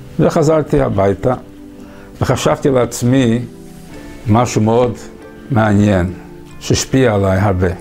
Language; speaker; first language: Hebrew; early bilingual, heritage; English